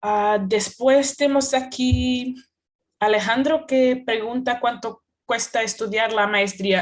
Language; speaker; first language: Spanish; non-native, fluent; Portuguese